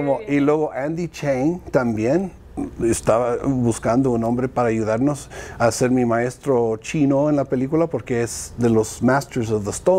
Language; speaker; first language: Spanish; early bilingual, heritage; Spanish